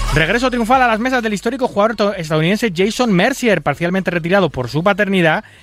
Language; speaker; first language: Spanish; native; Spanish